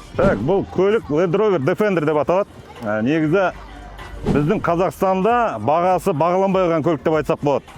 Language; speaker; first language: Kazakh; native; Kazakh